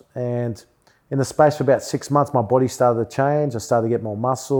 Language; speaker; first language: English; native; English